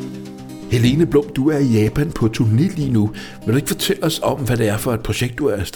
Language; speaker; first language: Danish; native; Danish